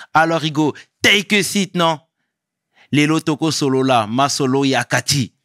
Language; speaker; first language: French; early bilingual, other home language; Lingala